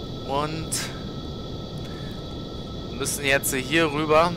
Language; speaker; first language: German; native; German